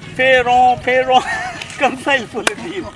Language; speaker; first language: French; non-native, fluent; Hindi